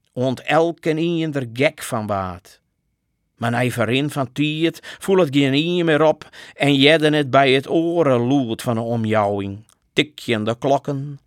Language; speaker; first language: Dutch; native; Dutch